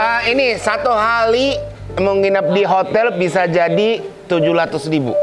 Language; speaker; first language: Indonesian; non-native, fluent; Japanese